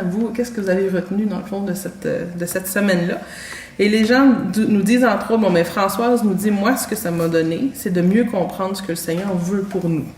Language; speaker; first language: French; native; French